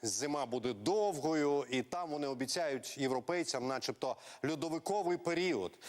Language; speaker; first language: Ukrainian; native; Ukrainian